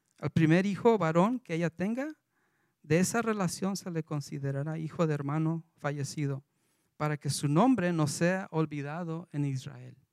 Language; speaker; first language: Spanish; early bilingual, heritage; Spanish